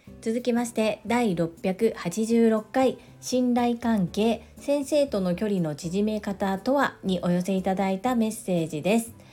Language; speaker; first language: Japanese; native; Japanese